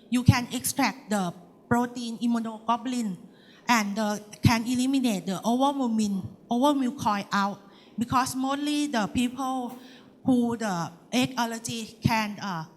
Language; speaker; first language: English; non-native, learner; Thai